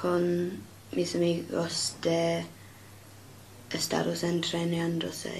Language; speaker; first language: Spanish; non-native, learner; English